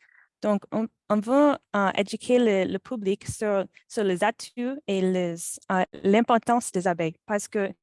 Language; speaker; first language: French; non-native, fluent; English